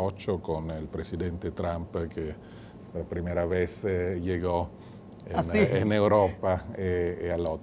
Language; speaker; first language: Spanish; non-native, fluent; Italian